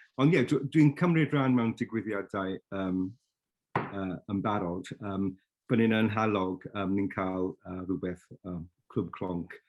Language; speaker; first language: Welsh; non-native, local second language; English